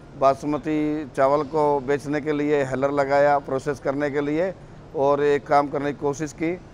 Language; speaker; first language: Hindi; native; Hindi